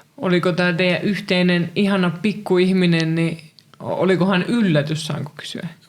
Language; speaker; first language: Finnish; native; Finnish